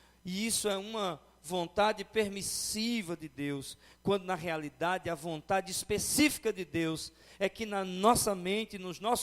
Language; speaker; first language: Portuguese; native; Portuguese